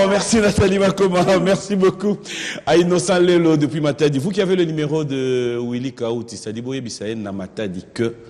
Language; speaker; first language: French; non-native, local second language; Lingala